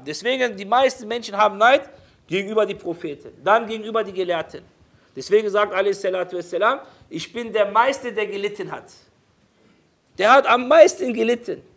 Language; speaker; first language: German; non-native, fluent; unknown